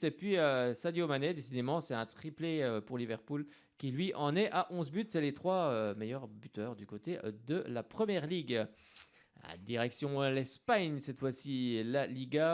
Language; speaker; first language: French; native; French